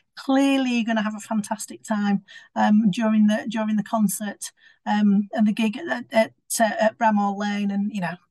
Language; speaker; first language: English; native; English